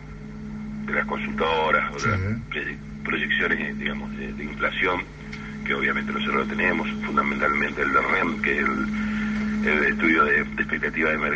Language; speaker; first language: Spanish; native; Spanish